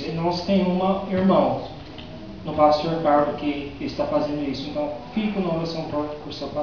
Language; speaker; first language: Portuguese; non-native, fluent; English